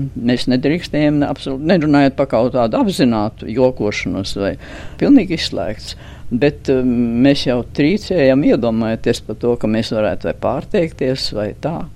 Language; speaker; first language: Latvian; native; Latvian